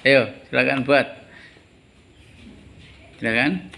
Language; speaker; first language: Indonesian; native; Indonesian